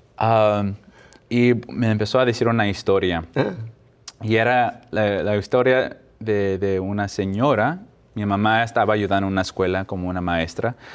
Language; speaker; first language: Spanish; early bilingual, heritage; Spanish